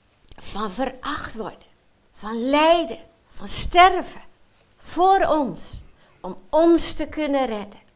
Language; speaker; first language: Dutch; native; Dutch